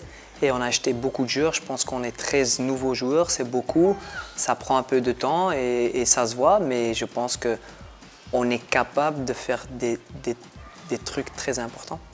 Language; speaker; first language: French; non-native, local second language; Dutch